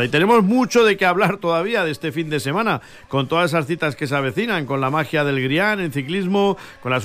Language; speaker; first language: Spanish; native; Spanish